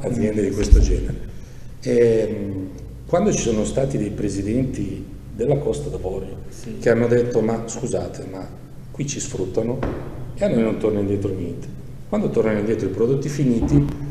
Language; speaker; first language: Italian; native; Italian